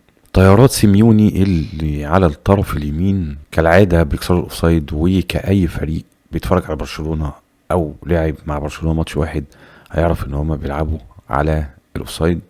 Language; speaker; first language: Arabic; native; Arabic